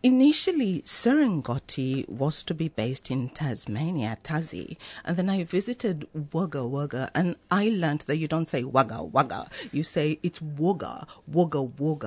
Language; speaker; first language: English; non-native, local second language; Swahili